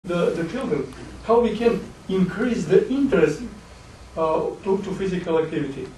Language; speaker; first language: English; non-native, fluent; Serbian